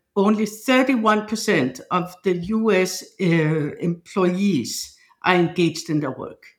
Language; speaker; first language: English; non-native, fluent; Danish